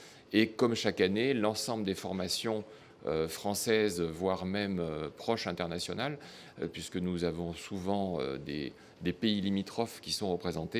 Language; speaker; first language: French; native; French